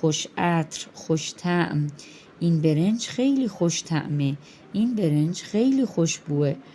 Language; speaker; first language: Persian; non-native, fluent; Urdu